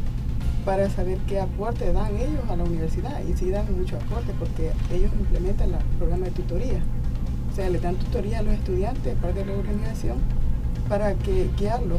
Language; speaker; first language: Spanish; native; Spanish